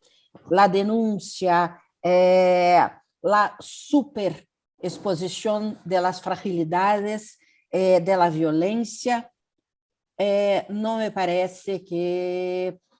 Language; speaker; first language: Spanish; non-native, learner; Portuguese